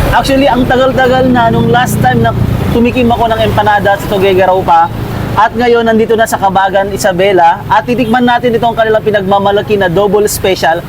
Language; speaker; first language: Filipino; non-native, local second language; Iloko